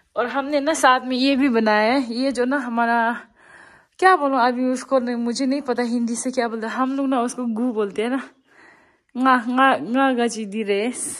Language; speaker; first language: Hindi; non-native, local second language; Tibetan